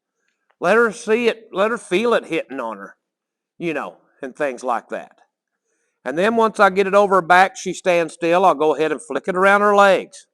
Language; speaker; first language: English; native; English